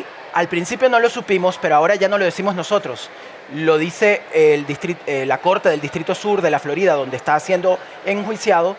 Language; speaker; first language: Spanish; native; Spanish